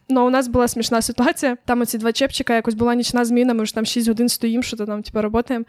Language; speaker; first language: Ukrainian; native; Ukrainian